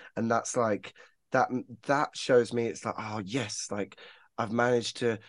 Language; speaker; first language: English; native; English